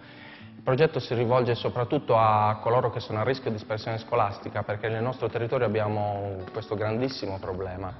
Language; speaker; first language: Italian; native; Italian